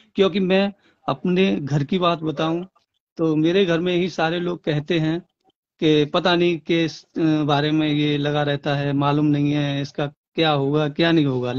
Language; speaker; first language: Hindi; native; Hindi